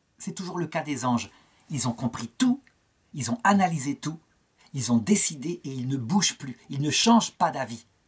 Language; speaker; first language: French; native; French